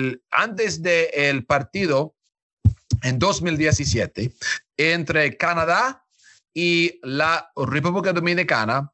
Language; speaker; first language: Spanish; non-native, learner; English